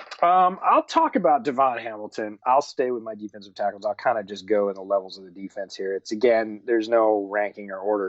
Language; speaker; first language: English; native; English